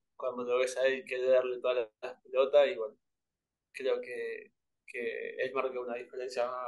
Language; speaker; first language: Spanish; native; Spanish